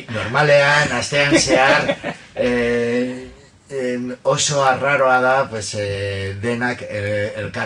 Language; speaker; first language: Basque; non-native, local second language; Spanish